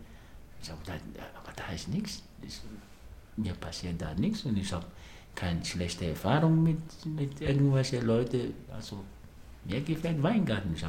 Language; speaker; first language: German; non-native, fluent; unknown